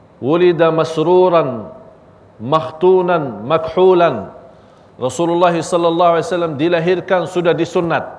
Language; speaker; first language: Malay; non-native, fluent; Arabic